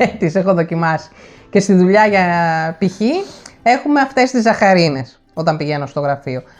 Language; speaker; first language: Greek; early bilingual, heritage; Greek